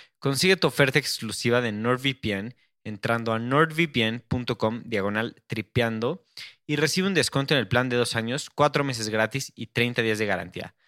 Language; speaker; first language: Spanish; native; Spanish